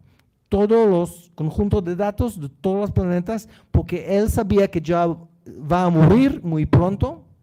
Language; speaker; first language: Spanish; non-native, learner; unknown